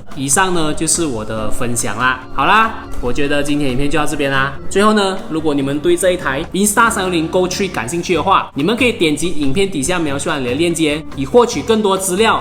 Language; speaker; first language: Chinese; native; Chinese